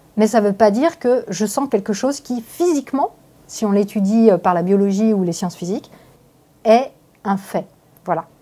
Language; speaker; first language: French; native; French